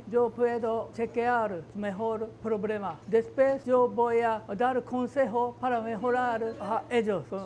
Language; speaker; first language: Spanish; non-native, learner; Japanese